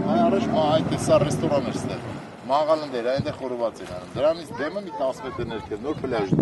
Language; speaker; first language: Armenian; native; Armenian